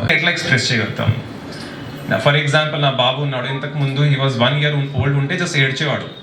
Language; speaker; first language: Telugu; non-native, local second language; Hindi